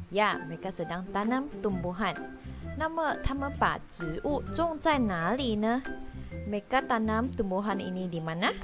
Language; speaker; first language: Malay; non-native, local second language; Chinese